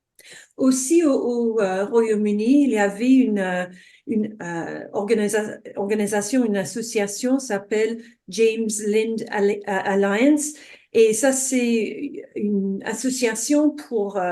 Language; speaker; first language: French; non-native, fluent; English